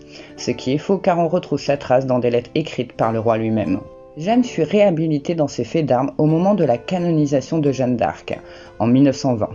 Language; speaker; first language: French; native; French